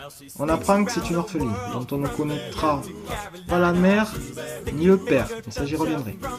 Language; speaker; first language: French; native; French